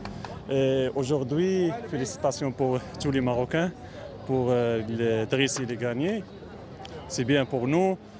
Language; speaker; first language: French; non-native, learner; Arabic